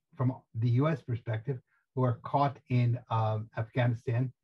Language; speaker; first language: English; native; English